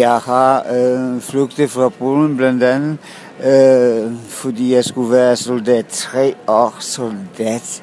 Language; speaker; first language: Danish; non-native, fluent; Polish